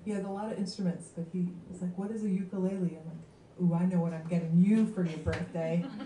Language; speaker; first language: English; early bilingual, other home language; French